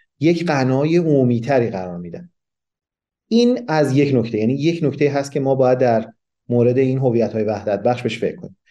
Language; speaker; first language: Persian; non-native, local second language; Kurdish